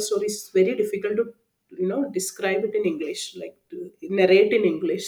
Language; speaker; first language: English; non-native, local second language; Malayalam